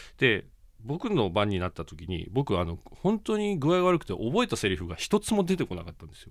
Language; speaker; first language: Japanese; native; Japanese